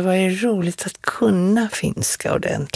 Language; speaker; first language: Swedish; native; Swedish